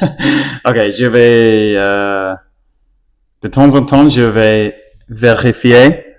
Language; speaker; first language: French; non-native, learner; English